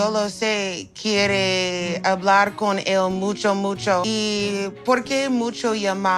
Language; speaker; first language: Spanish; non-native, learner; English